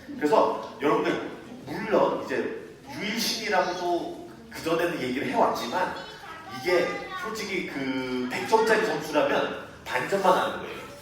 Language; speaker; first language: Korean; native; Korean